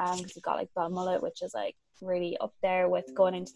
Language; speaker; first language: English; native; English